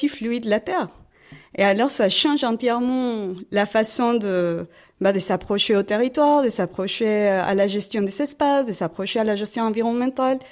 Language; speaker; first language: French; non-native, fluent; Spanish